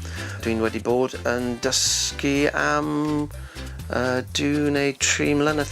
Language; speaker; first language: Welsh; non-native, learner; English